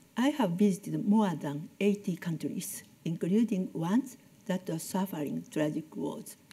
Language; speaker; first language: English; non-native, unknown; Japanese